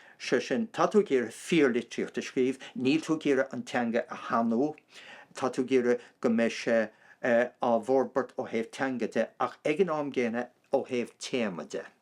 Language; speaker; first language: Irish; non-native, local second language; English